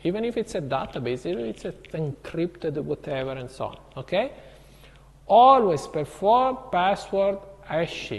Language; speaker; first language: English; non-native, fluent; Italian